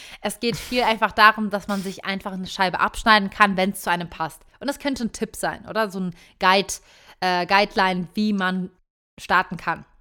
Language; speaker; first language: German; early bilingual, other home language; Turkish